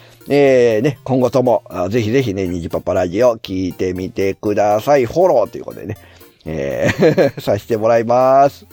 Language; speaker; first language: Japanese; native; Japanese